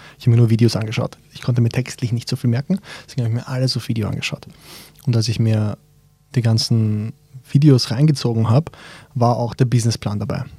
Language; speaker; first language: German; early bilingual, other home language; Bosnian